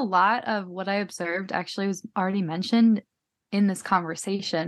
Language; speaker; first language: English; native; English